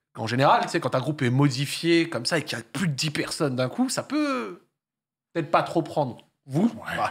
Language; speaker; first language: French; native; French